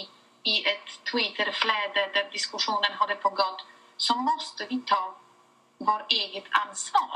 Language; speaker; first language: Swedish; non-native, fluent; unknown